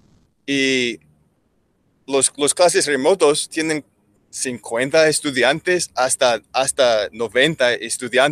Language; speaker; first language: Spanish; non-native, learner; English